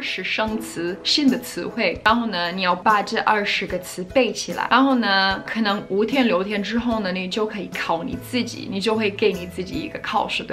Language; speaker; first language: Chinese; non-native, fluent; English